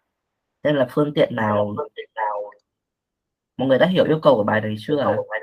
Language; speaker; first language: Vietnamese; native; Vietnamese